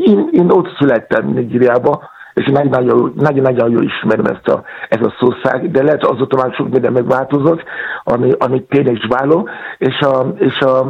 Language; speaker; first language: Hungarian; non-native, fluent; Yoruba